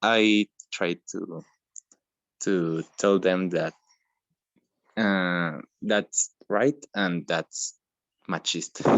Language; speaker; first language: English; non-native, learner; Spanish